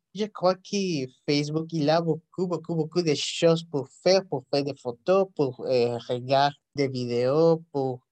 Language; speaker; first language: French; non-native, learner; Spanish